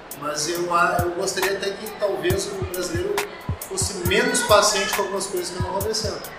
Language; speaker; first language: Portuguese; native; Portuguese